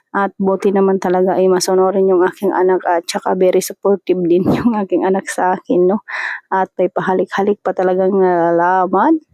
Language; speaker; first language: Filipino; native; Filipino